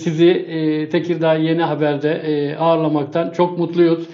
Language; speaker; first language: Turkish; native; Turkish